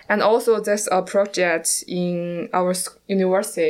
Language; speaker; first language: English; non-native, learner; Chinese